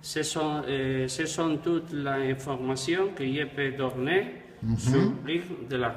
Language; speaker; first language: French; non-native, learner; Spanish